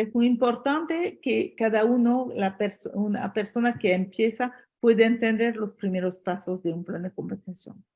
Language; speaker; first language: Spanish; non-native, fluent; French